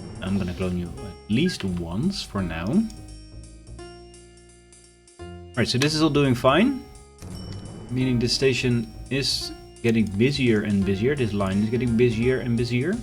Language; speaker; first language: English; non-native, fluent; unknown